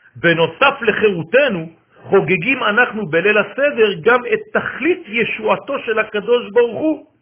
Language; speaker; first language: Hebrew; non-native, fluent; French